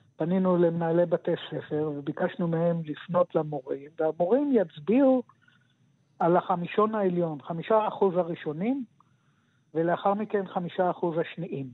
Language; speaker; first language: Hebrew; native; Hebrew